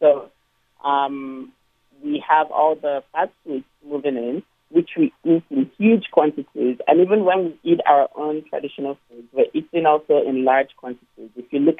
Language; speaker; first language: English; non-native, local second language; Igbo